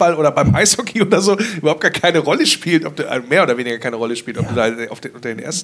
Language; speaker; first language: German; native; German